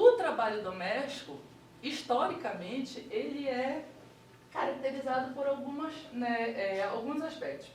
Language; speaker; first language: Portuguese; native; Portuguese